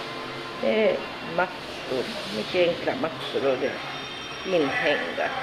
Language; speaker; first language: Swedish; non-native, fluent; Spanish